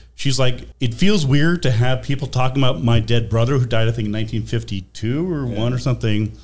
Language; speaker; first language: English; native; English